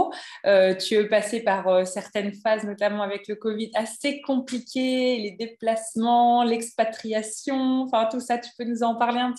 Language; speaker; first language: French; native; French